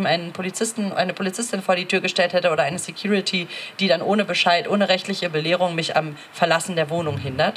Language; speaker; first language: German; native; German